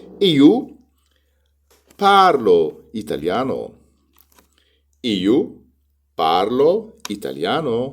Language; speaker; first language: Italian; non-native, fluent; Arabic